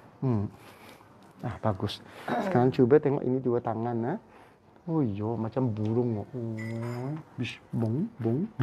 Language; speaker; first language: Malay; non-native, local second language; Cantonese